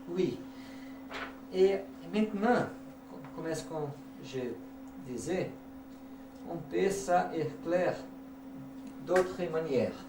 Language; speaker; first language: French; non-native, learner; Portuguese